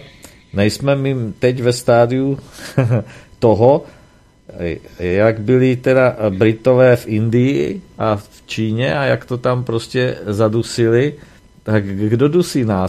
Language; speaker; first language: Czech; native; Czech